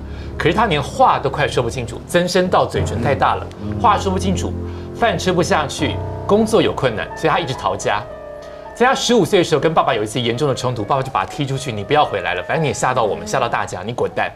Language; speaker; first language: Chinese; native; Chinese